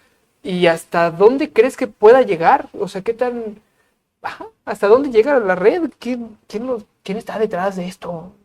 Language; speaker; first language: Spanish; native; Spanish